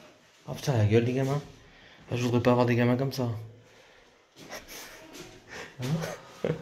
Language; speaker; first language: French; native; French